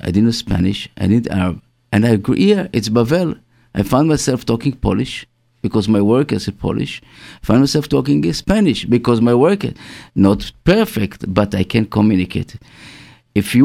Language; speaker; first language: English; non-native, fluent; Hebrew